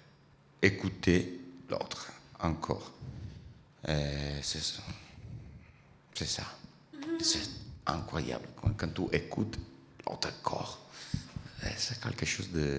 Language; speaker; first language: French; non-native, learner; Italian